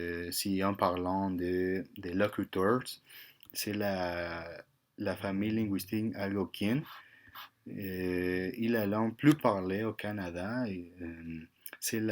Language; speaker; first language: French; non-native, learner; Spanish